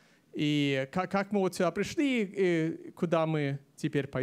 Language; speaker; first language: Russian; early bilingual, heritage; Russian